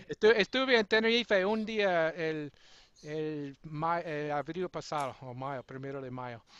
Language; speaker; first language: Spanish; non-native, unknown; English